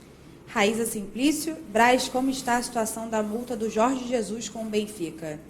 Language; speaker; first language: Portuguese; native; Portuguese